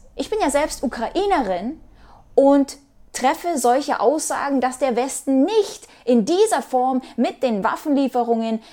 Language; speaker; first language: German; non-native, fluent; Ukrainian